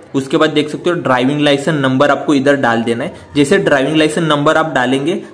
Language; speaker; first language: Hindi; non-native, local second language; Marathi